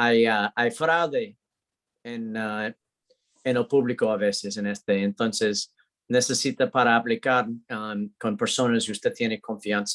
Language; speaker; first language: Spanish; non-native, learner; English